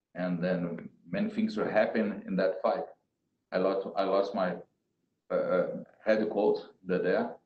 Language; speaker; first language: English; non-native, learner; Portuguese